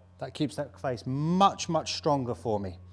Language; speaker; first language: English; native; English